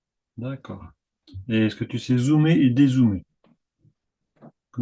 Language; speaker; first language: French; native; French